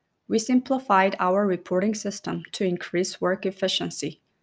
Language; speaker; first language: English; non-native, fluent; Korean